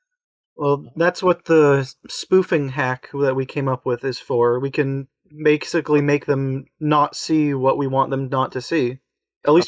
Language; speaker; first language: English; native; English